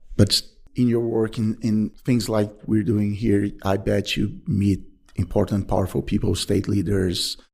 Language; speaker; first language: English; non-native, fluent; Portuguese